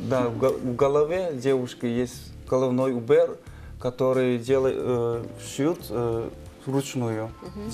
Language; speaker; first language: Russian; non-native, fluent; Turkmen